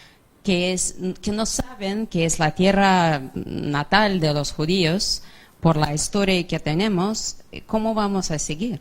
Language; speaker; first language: Spanish; non-native, fluent; English